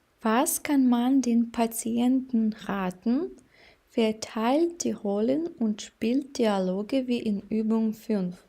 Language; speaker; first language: German; non-native, fluent; Ukrainian